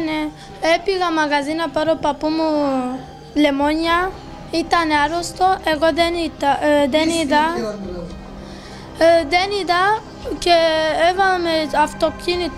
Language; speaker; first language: Greek; non-native, local second language; Turkish